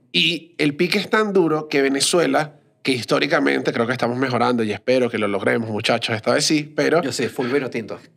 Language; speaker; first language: Spanish; native; Spanish